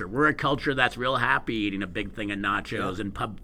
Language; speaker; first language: English; native; English